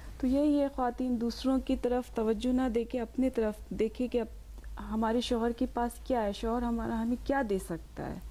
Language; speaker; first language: Urdu; native; Urdu